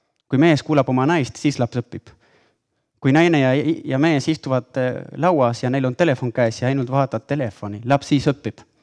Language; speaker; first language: Estonian; non-native, fluent; Spanish